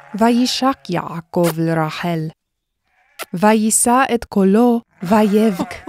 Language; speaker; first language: Hebrew; non-native, fluent; Korean